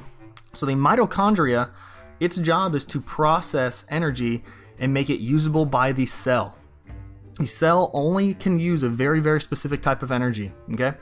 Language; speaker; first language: English; native; English